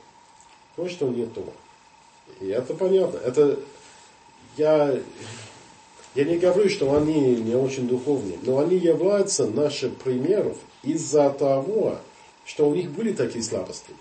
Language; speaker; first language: Russian; non-native, fluent; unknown